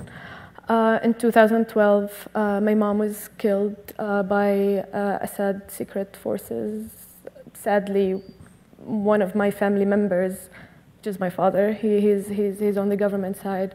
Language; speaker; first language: English; non-native, fluent; Arabic